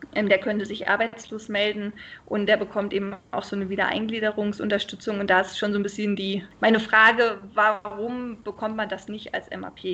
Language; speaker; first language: German; native; German